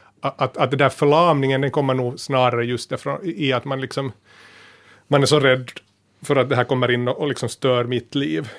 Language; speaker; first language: Swedish; native; Swedish